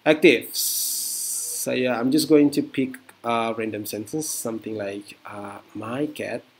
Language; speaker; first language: English; non-native, fluent; Indonesian